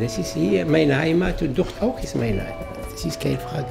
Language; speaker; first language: German; non-native, fluent; Arabic